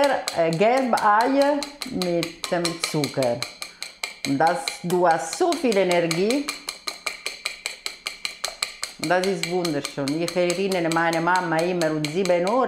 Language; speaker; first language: German; non-native, fluent; Italian